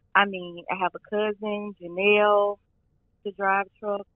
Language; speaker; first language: English; native; English